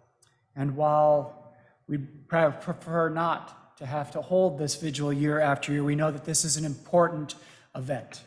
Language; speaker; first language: English; native; English